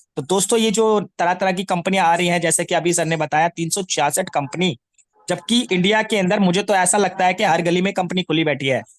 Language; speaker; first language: Hindi; native; Hindi